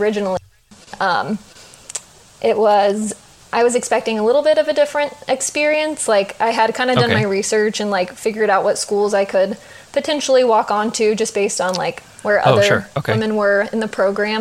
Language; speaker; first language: English; native; English